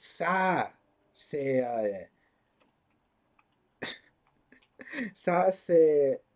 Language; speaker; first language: French; non-native, learner; English